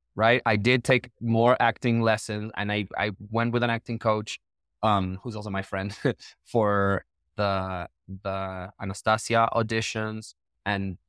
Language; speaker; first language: English; non-native, fluent; Spanish